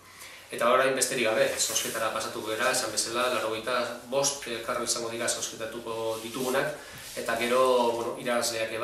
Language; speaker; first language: Basque; native; Basque